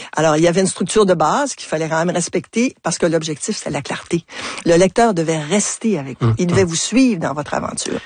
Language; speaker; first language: French; native; French